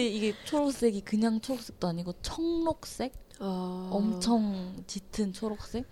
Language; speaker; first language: Korean; non-native, learner; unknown